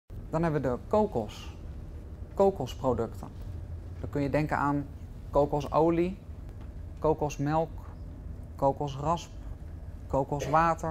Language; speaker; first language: Dutch; native; Dutch